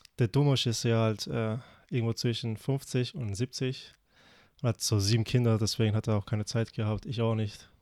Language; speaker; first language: German; early bilingual, other home language; Persian